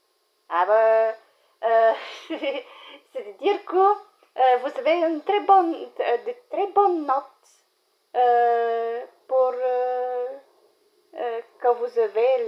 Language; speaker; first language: French; non-native, learner; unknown